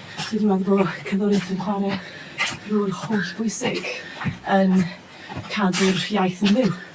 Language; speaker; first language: Welsh; non-native, local second language; English